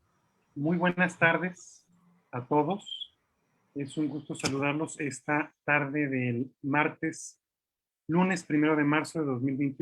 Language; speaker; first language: Spanish; native; Spanish